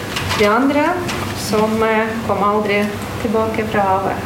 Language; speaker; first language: Norwegian; non-native, fluent; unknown